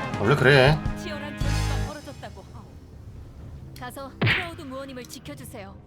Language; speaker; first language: Korean; native; Korean